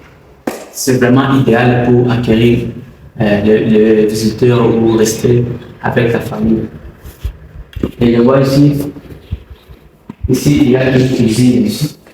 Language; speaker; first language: French; non-native, local second language; Rundi